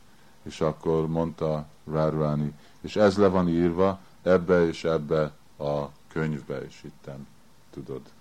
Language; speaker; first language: Hungarian; early bilingual, heritage; Hungarian